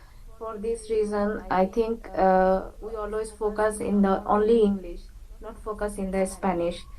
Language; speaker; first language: English; non-native, fluent; Bangla